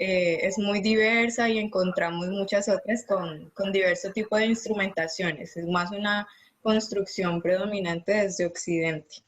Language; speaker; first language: Spanish; native; Spanish